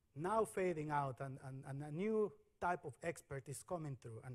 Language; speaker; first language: English; non-native, fluent; Spanish